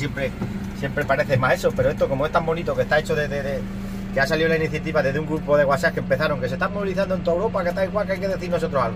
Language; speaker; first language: Spanish; native; Spanish